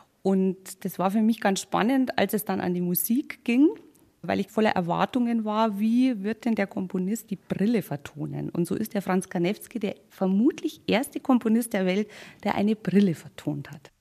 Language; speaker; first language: German; native; German